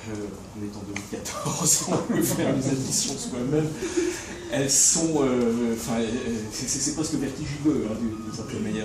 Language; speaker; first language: French; native; French